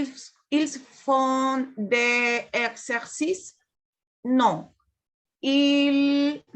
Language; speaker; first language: French; non-native, learner; Spanish